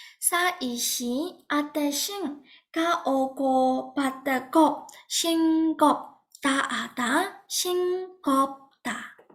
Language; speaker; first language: Korean; non-native, fluent; Burmese